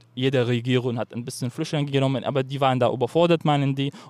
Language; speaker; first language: German; non-native, fluent; Arabic